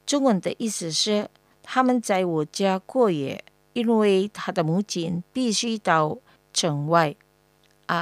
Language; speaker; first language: Chinese; early bilingual, heritage; Chinese